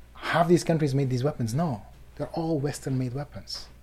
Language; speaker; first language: English; non-native, fluent; Persian